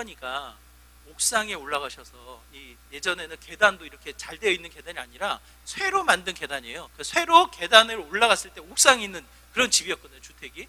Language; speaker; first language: Korean; native; Korean